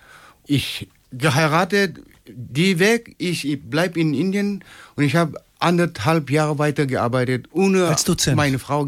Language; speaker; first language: German; non-native, learner; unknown